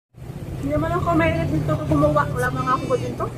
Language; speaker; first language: Filipino; non-native, local second language; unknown